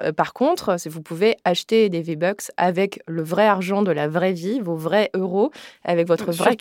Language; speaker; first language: French; native; French